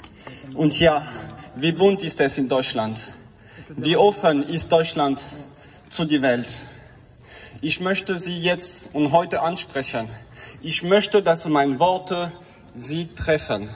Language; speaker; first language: German; non-native, fluent; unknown